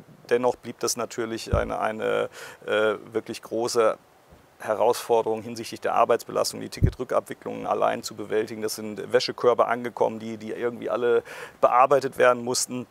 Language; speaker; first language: German; native; German